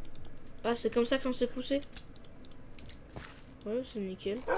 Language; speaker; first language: French; native; French